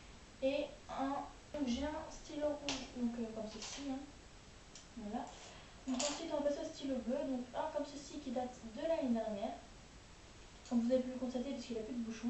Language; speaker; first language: French; native; French